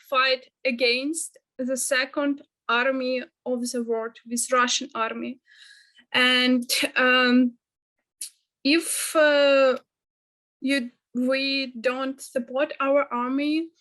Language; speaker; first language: English; non-native, fluent; Ukrainian